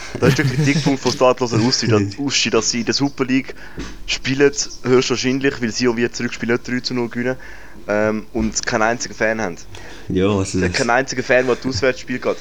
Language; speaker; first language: German; native; German